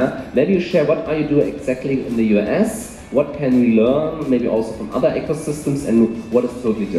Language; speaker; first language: English; non-native, fluent; German